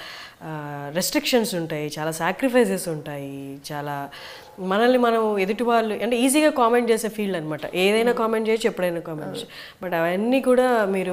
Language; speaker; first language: Telugu; native; Telugu